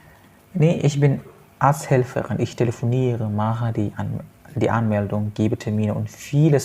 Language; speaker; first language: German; non-native, fluent; Indonesian